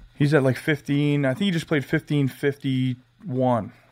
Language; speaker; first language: English; native; English